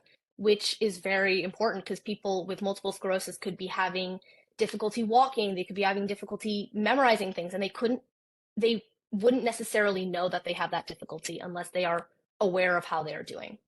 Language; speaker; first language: English; native; English